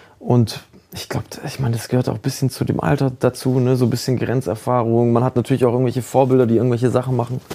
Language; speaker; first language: German; early bilingual, other home language; Polish